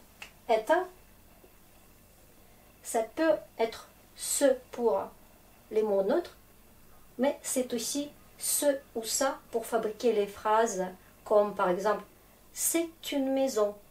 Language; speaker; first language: French; non-native, fluent; Russian